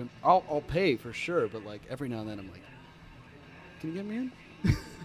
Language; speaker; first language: English; native; English